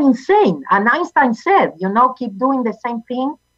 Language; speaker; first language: English; non-native, fluent; Spanish